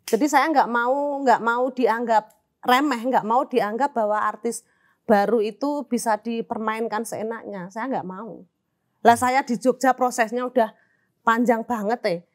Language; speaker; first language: Indonesian; non-native, local second language; Javanese